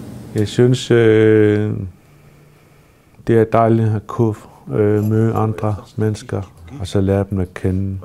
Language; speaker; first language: Danish; non-native, local second language; Kalaallisut